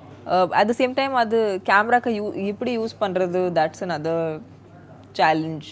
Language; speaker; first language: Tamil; non-native, fluent; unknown